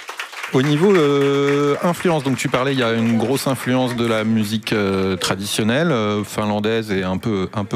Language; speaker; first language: French; native; French